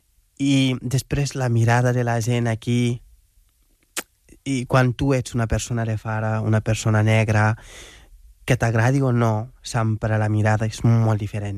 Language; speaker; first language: Catalan; non-native, fluent; Wolof